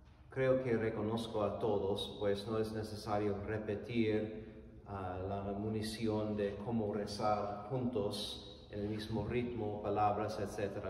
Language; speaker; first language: Spanish; non-native, fluent; English